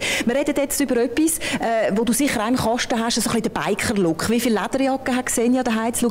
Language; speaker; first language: German; native; German